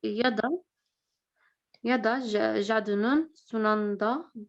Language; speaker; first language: Turkish; non-native, learner; Arabic